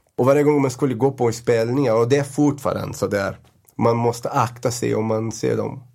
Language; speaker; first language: Swedish; non-native, fluent; Portuguese